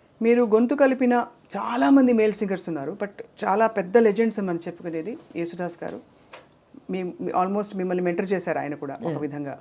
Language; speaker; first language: Telugu; native; Telugu